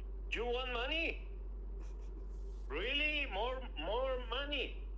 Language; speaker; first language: English; non-native, learner; Spanish